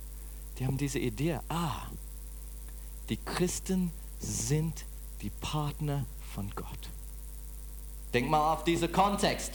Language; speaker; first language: German; non-native, fluent; English